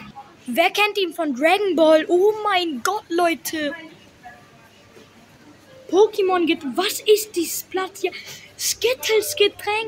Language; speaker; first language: German; early bilingual, other home language; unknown